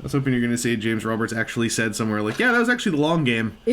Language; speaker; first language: English; native; English